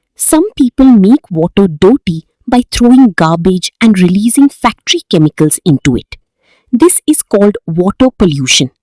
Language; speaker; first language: English; non-native, local second language; Gujarati